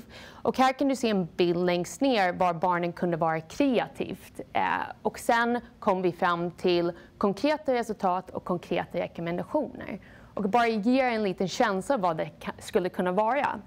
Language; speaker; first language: Swedish; non-native, fluent; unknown